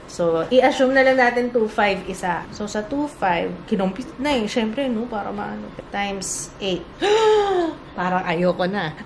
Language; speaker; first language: Filipino; native; Filipino